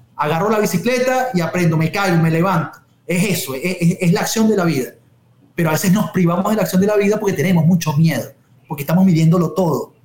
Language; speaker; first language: Spanish; native; Spanish